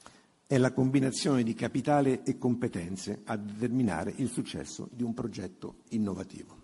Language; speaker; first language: Italian; native; Italian